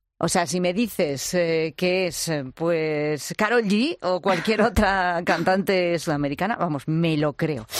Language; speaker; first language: Spanish; native; Spanish